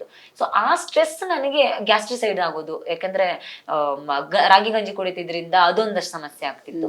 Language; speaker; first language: Kannada; native; Kannada